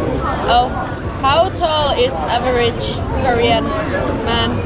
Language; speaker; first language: English; non-native, fluent; Finnish